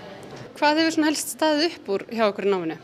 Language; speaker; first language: Icelandic; native; Icelandic